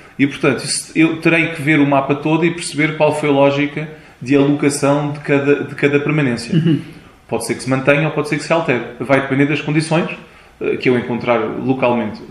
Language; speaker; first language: Portuguese; early bilingual, heritage; Portuguese